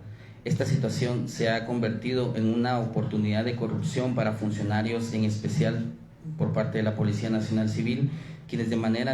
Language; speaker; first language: Spanish; native; Spanish